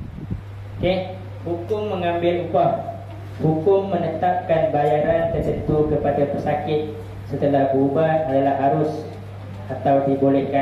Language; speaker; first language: Malay; native; Malay